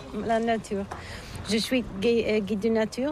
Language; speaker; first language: French; non-native, learner; Bulgarian